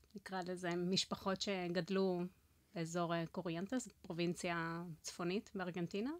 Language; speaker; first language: Hebrew; non-native, fluent; Spanish